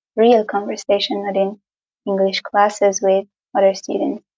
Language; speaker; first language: English; non-native, fluent; Persian